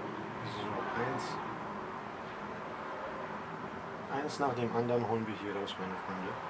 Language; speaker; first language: German; early bilingual, other home language; Polish